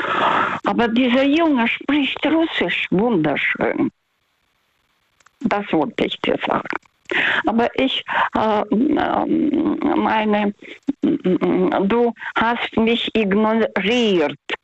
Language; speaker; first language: German; non-native, learner; Russian